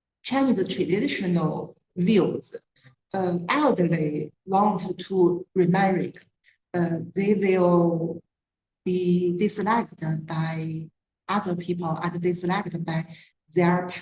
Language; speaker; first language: English; non-native, learner; Chinese